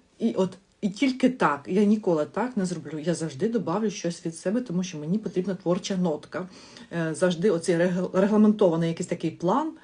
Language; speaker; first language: Ukrainian; non-native, local second language; Russian